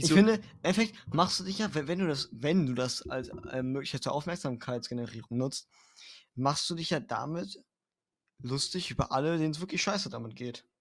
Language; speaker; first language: German; native; German